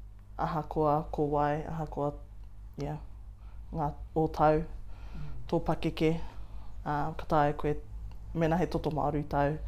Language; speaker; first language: Māori; non-native, local second language; English